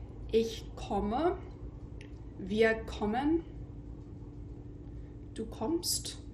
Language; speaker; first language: German; non-native, fluent; English